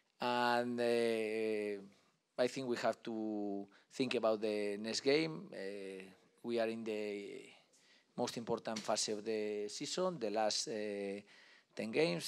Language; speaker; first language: English; non-native, learner; Spanish